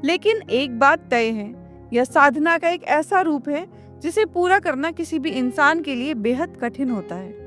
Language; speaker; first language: Hindi; native; Hindi